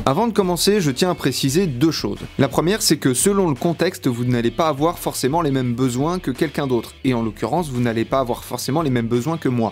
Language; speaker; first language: French; native; French